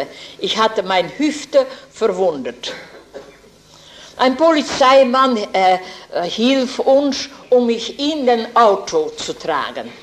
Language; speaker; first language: German; non-native, fluent; Dutch